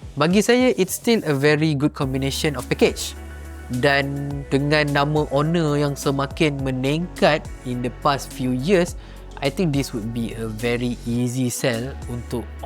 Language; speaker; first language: Malay; native; Malay